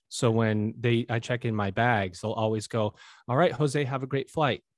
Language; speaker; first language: English; native; English